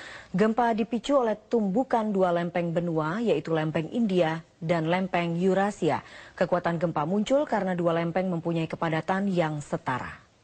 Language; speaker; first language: Indonesian; native; Indonesian